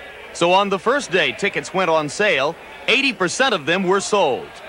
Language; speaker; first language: English; native; English